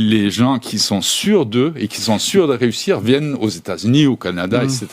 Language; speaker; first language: French; native; French